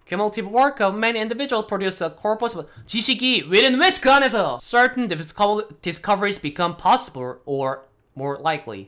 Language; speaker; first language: English; non-native, fluent; Korean